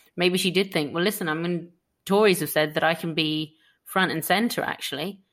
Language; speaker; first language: English; native; English